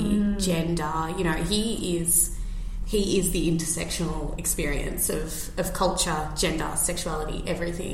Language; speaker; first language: English; native; English